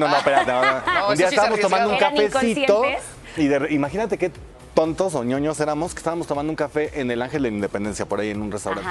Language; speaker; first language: Spanish; native; Spanish